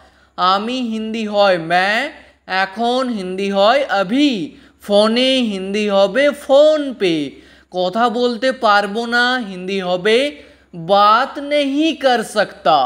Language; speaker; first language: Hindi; non-native, fluent; Bangla